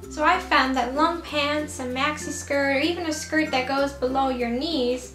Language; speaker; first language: English; native; English